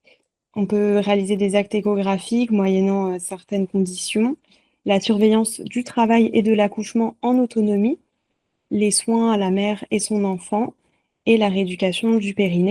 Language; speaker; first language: French; native; French